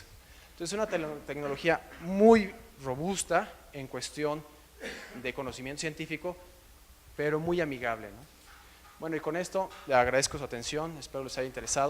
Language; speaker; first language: Spanish; native; Spanish